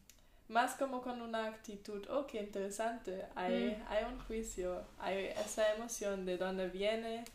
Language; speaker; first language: Spanish; non-native, fluent; German